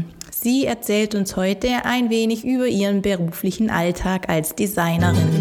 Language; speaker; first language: German; native; German